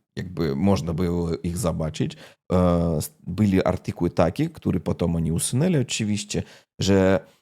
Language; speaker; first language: Polish; non-native, fluent; Russian